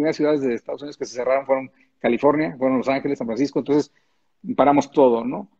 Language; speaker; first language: Spanish; native; Spanish